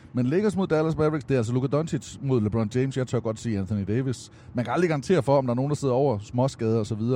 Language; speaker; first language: Danish; native; Danish